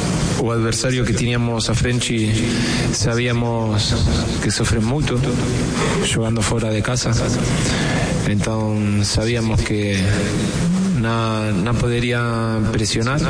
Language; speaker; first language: Portuguese; non-native, fluent; Spanish